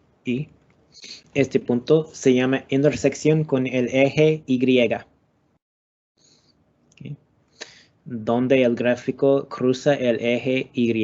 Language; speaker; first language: Spanish; non-native, learner; English